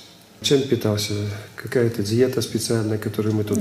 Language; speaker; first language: Russian; native; Russian